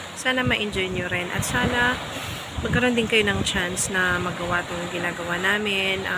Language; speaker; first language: Filipino; non-native, local second language; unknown